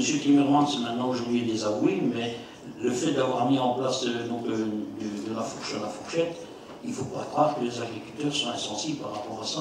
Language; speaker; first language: French; native; French